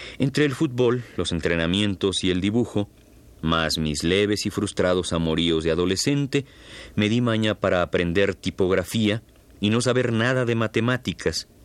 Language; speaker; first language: Spanish; native; Spanish